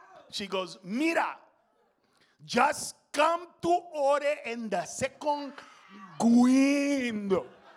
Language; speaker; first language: English; early bilingual, other home language; Spanish